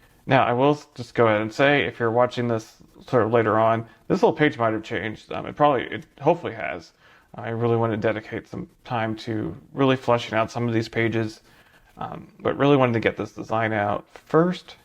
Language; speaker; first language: English; native; English